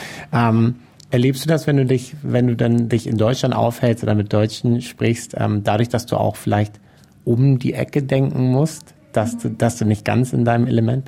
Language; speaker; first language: German; native; German